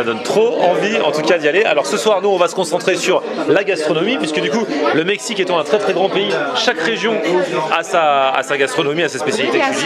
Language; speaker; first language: French; native; French